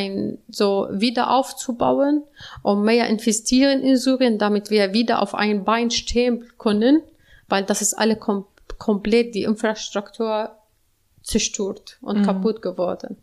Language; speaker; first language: German; non-native, learner; Arabic